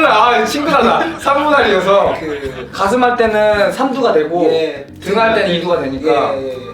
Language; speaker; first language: Korean; native; Korean